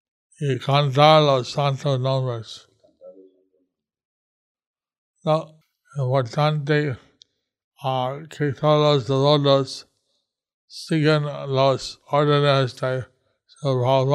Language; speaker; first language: Spanish; non-native, learner; English